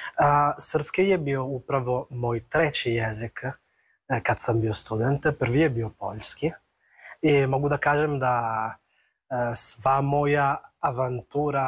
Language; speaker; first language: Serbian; non-native, fluent; Italian